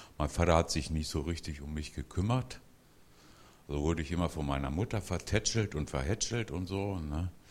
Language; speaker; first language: German; early bilingual, other home language; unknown